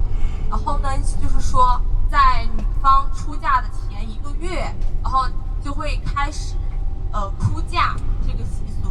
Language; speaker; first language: Chinese; native; Chinese